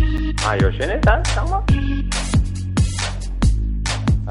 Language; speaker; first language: Hebrew; non-native, learner; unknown